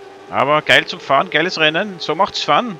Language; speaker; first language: German; native; German